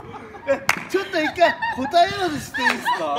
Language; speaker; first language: Japanese; native; Japanese